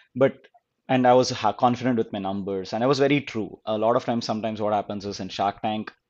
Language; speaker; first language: English; non-native, local second language; Telugu